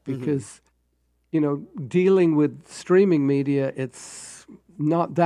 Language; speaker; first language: English; native; English